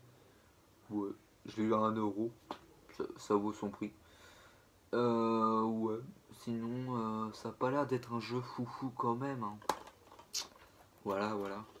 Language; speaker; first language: French; native; French